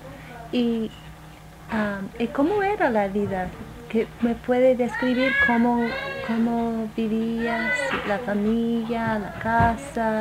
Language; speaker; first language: Spanish; non-native, fluent; English